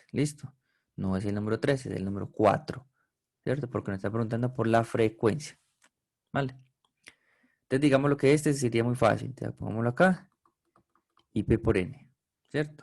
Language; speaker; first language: Spanish; native; Spanish